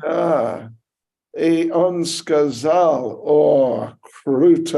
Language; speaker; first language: Russian; non-native, learner; English